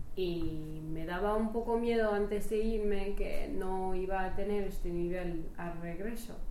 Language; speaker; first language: Spanish; non-native, learner; French